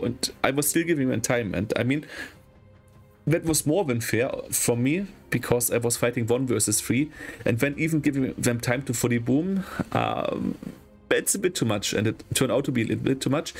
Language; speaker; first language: English; non-native, fluent; German